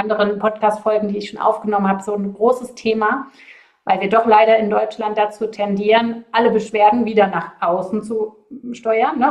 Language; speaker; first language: German; native; German